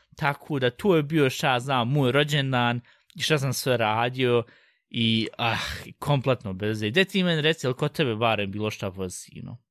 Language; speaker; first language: Bosnian; early bilingual, heritage; Bosnian